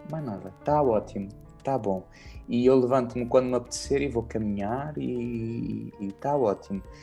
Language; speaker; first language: Portuguese; native; Portuguese